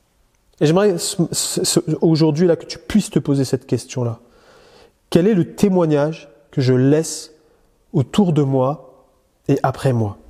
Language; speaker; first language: French; native; French